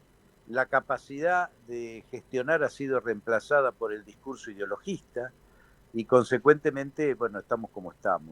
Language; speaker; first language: Spanish; native; Spanish